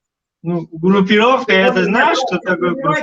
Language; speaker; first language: Russian; non-native, local second language; Tajik